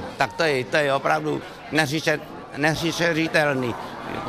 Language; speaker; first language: Czech; non-native, fluent; Vietnamese